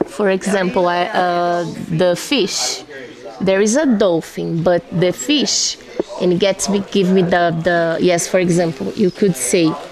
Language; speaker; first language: English; non-native, fluent; Portuguese